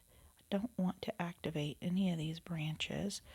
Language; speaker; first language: English; native; English